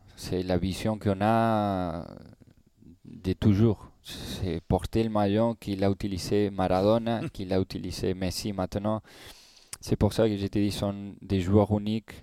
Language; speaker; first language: French; non-native, learner; Spanish